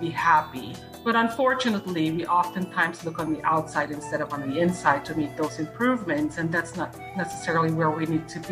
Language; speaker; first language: English; non-native, fluent; Dutch